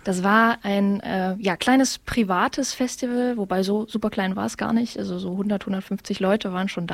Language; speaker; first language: German; native; German